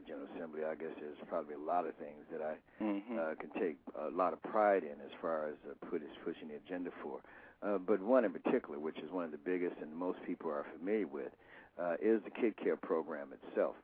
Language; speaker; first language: English; native; English